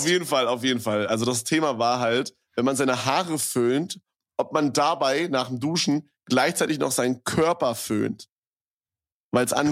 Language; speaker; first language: German; native; German